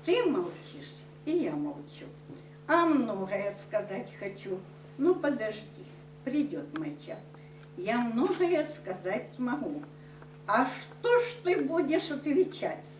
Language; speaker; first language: Russian; non-native, local second language; Ukrainian